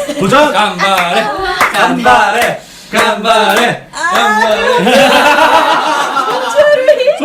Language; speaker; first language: Japanese; non-native, learner; Korean